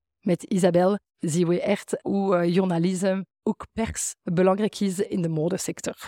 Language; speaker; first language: Dutch; non-native, fluent; French